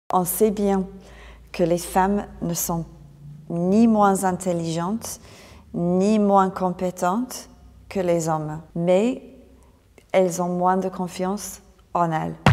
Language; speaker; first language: French; non-native, fluent; English